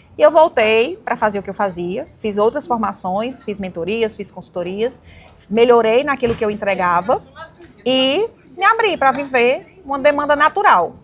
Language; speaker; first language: Portuguese; native; Portuguese